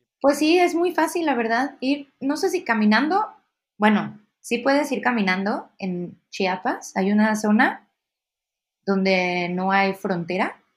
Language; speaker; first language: Spanish; native; Spanish